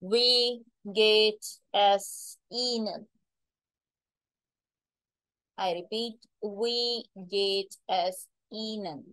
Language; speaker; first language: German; non-native, fluent; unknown